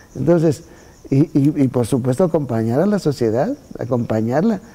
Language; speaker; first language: Spanish; native; Spanish